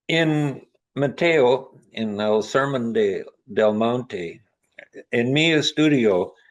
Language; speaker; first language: Spanish; non-native, learner; English